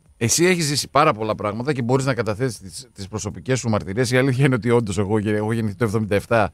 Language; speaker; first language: Greek; native; Greek